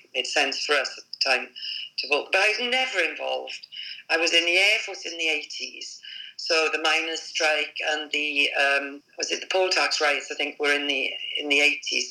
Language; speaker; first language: English; native; English